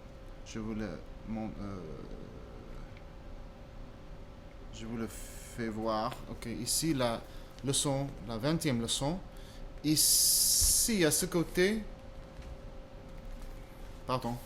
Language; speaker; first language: French; non-native, fluent; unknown